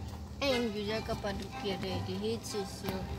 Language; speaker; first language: Turkish; non-native, learner; Filipino